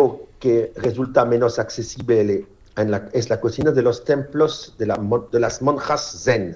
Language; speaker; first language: Spanish; non-native, fluent; French